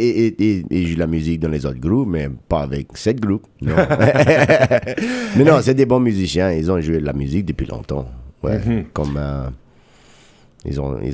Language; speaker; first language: French; non-native, local second language; English